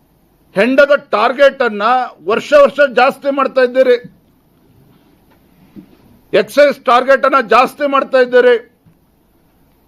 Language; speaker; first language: Kannada; native; Kannada